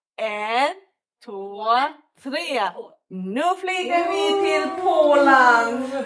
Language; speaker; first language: Swedish; non-native, learner; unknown